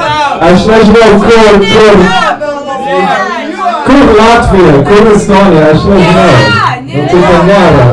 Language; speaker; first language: Lithuanian; non-native, local second language; Polish